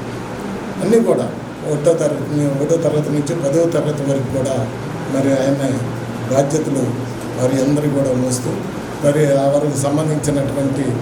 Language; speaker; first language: Telugu; native; Telugu